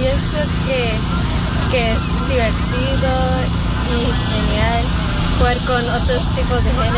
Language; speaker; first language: Spanish; early bilingual, other home language; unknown